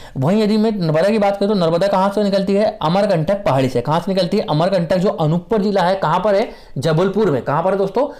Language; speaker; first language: Hindi; native; Hindi